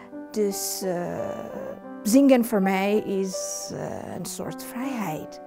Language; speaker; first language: Dutch; non-native, learner; Persian